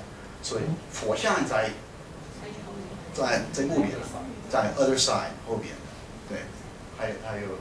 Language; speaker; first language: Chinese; non-native, fluent; English